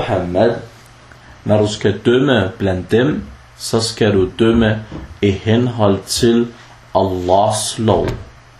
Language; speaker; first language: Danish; early bilingual, other home language; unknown